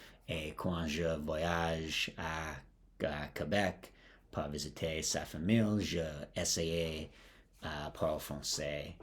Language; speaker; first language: French; non-native, learner; English